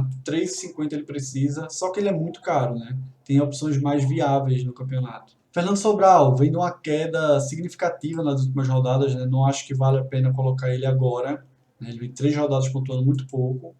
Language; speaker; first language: Portuguese; native; Portuguese